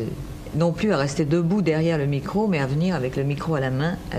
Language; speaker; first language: French; native; French